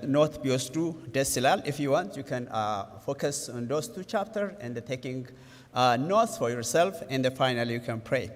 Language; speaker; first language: English; non-native, local second language; Amharic